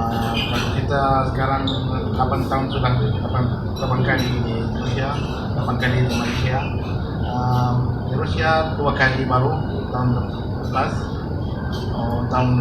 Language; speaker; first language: Indonesian; non-native, learner; Arabic